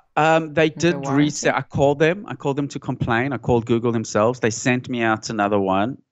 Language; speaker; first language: English; native; English